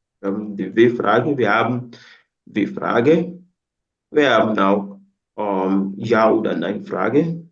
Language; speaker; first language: German; non-native, fluent; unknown